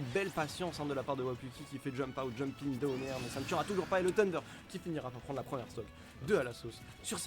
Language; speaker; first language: French; native; French